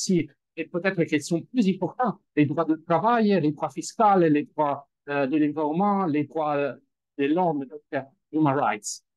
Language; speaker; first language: French; non-native, fluent; Italian